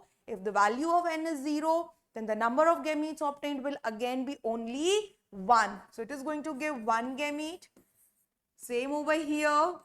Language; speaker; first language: English; non-native, local second language; Hindi